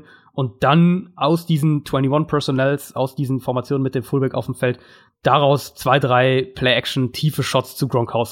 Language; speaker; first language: German; native; German